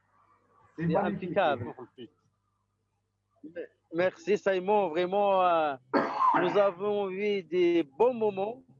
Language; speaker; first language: French; non-native, local second language; Arabic